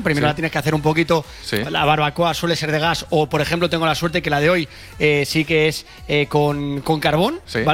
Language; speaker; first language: Spanish; native; Spanish